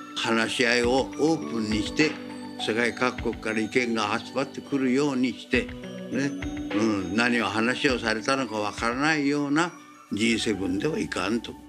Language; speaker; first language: Japanese; native; Japanese